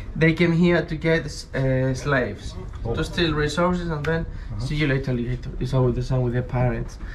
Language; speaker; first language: English; non-native, fluent; Spanish